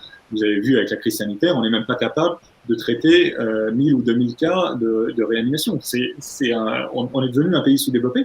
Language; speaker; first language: French; native; French